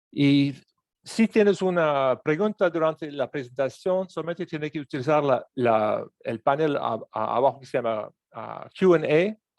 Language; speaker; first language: Spanish; non-native, fluent; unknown